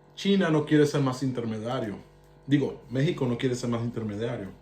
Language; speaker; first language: Spanish; early bilingual, heritage; Spanish